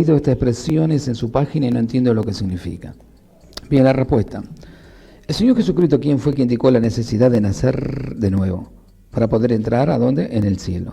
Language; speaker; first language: Spanish; native; Spanish